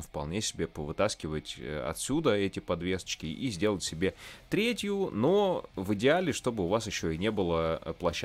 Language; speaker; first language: Russian; native; Russian